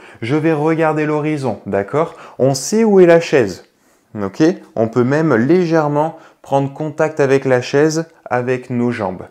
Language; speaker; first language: French; native; French